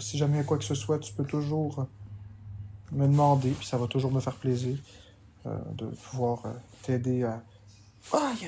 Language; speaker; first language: French; native; French